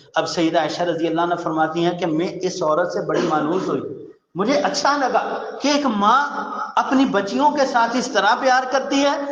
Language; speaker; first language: Urdu; non-native, local second language; Punjabi